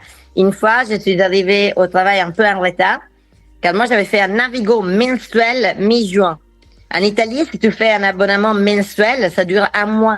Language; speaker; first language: French; non-native, fluent; Italian